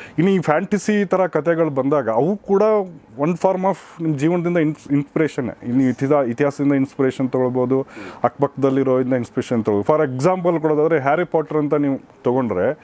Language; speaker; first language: Kannada; native; Kannada